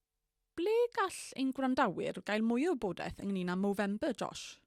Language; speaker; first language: Welsh; native; Welsh